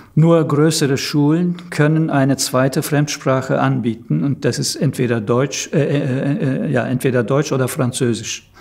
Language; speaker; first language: German; non-native, fluent; Turkish